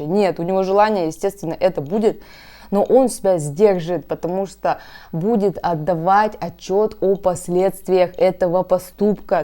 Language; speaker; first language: Russian; native; Russian